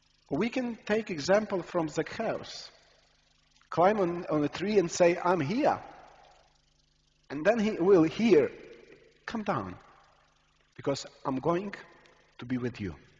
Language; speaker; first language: English; non-native, fluent; Ukrainian